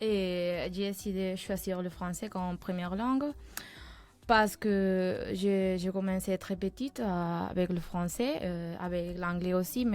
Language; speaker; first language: French; non-native, fluent; Spanish